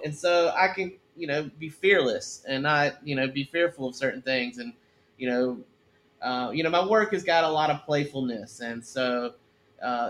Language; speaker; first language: English; native; English